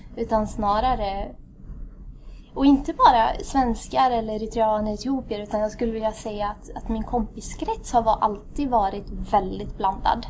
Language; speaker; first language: Swedish; early bilingual, other home language; Tigrinya